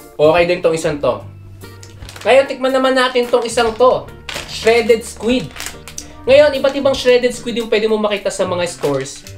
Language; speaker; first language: Filipino; native; Filipino